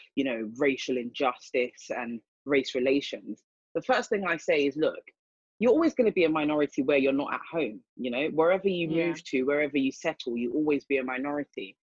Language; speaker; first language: English; native; English